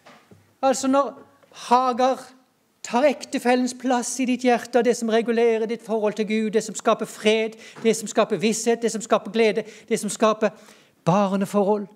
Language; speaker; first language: Norwegian; native; Norwegian